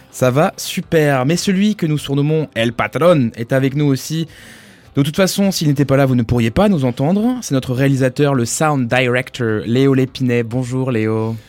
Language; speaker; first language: French; native; French